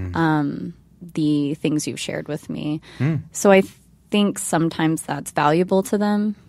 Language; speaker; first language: English; native; English